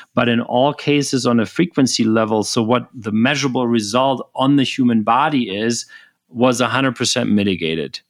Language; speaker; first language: English; non-native, fluent; German